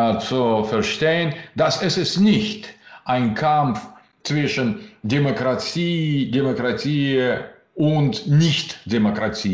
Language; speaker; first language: German; non-native, learner; Russian